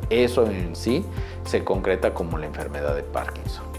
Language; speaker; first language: Spanish; native; Spanish